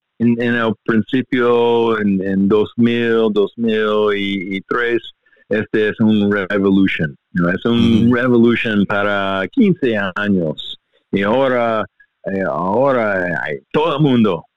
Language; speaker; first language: Spanish; non-native, learner; English